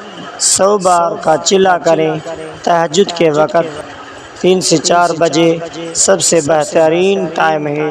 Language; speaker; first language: Urdu; native; Urdu